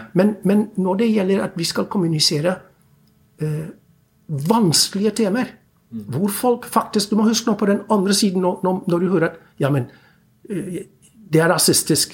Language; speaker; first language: Norwegian; non-native, fluent; English